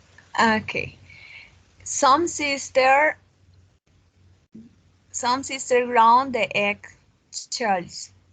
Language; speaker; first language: English; non-native, learner; Spanish